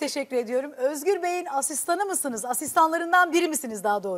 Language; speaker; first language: Turkish; native; Turkish